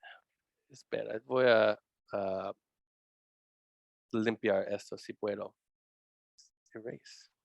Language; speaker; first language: Spanish; non-native, learner; English